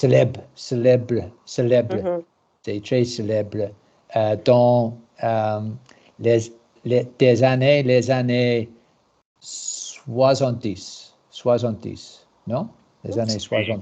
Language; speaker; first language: French; non-native, learner; English